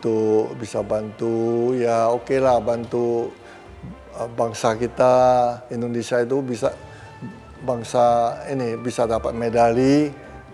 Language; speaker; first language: Indonesian; non-native, local second language; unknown